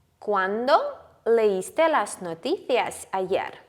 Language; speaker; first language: Spanish; non-native, fluent; Ukrainian